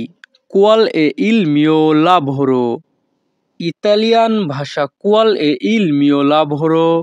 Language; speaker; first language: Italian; non-native, learner; Bangla